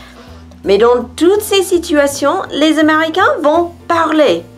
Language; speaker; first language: French; non-native, fluent; English